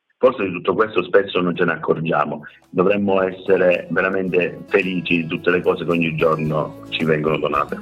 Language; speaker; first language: Italian; native; Italian